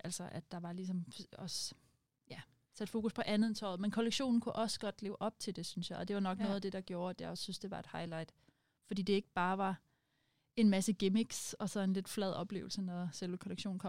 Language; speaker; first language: Danish; native; Danish